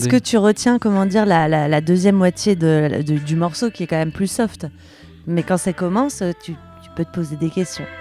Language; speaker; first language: French; native; French